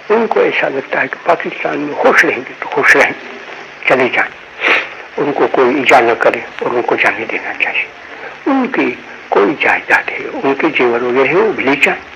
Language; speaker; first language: Hindi; non-native, local second language; Gujarati